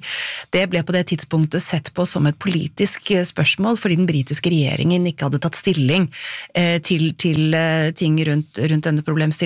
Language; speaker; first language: Norwegian; native; Norwegian